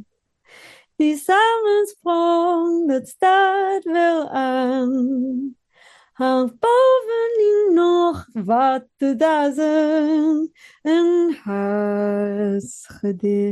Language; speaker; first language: English; non-native, fluent; Spanish